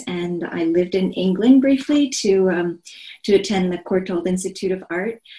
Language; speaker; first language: English; non-native, fluent; Korean